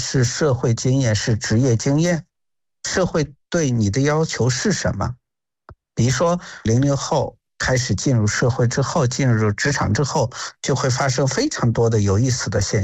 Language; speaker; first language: Chinese; native; Chinese